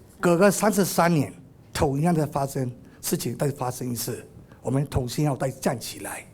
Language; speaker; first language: Chinese; non-native, fluent; Burmese